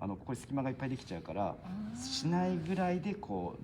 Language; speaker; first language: Japanese; native; Japanese